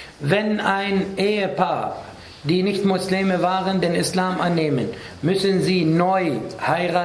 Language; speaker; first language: German; non-native, fluent; Arabic